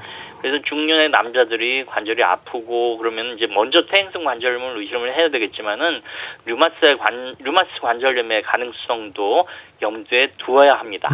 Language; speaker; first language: Korean; native; Korean